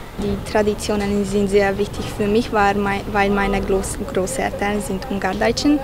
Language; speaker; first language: German; non-native, learner; Hungarian